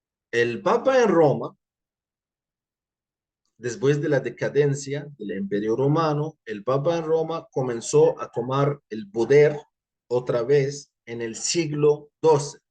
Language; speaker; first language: Spanish; non-native, fluent; Arabic